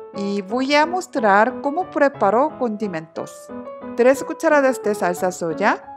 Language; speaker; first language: Spanish; non-native, learner; Korean